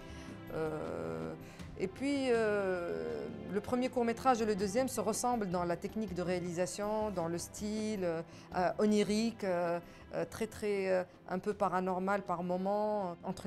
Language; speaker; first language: French; non-native, local second language; Arabic